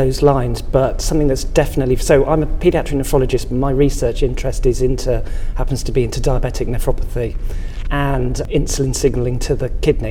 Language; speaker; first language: English; native; English